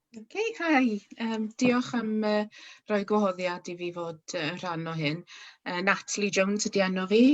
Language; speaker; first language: Welsh; non-native, local second language; English